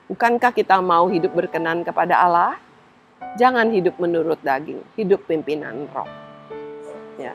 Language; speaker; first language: Indonesian; native; Indonesian